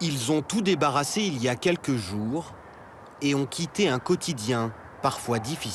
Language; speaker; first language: French; native; French